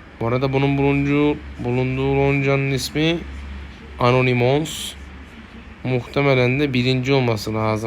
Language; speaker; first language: Turkish; native; Turkish